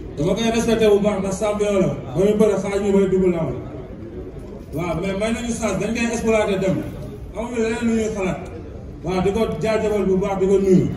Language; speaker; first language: Wolof; native; Wolof